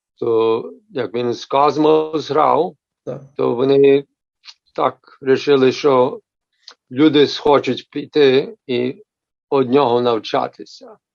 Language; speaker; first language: Ukrainian; early bilingual, heritage; Ukrainian